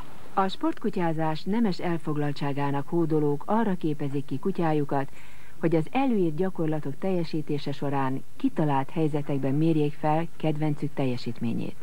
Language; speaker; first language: Hungarian; native; Hungarian